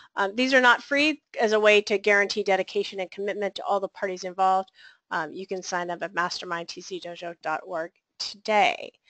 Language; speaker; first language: English; native; English